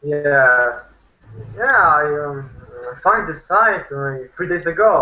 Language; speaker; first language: English; non-native, learner; Polish